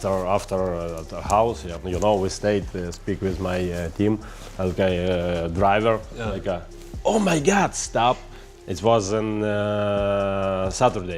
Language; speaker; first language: English; non-native, learner; Russian